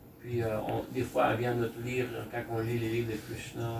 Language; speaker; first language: French; native; French